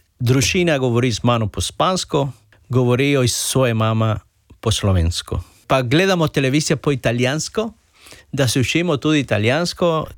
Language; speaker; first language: Slovenian; non-native, learner; Spanish